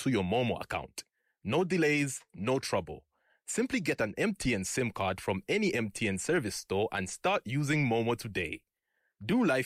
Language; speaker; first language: English; non-native, local second language; Bemba